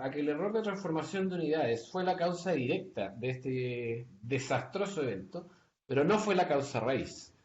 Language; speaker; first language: Spanish; native; Spanish